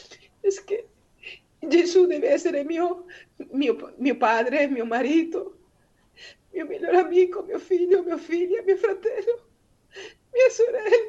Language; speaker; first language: Italian; non-native, learner; Spanish